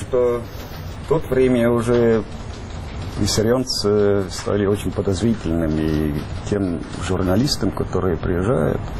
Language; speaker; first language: Russian; non-native, fluent; Estonian